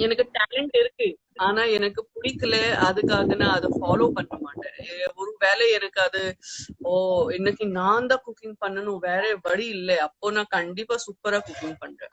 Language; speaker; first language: Tamil; non-native, fluent; Gujarati